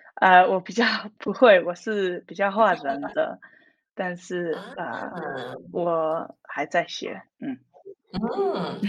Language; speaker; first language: Chinese; early bilingual, heritage; Min Nan Chinese